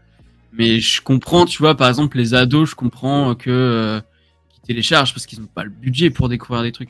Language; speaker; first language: French; native; French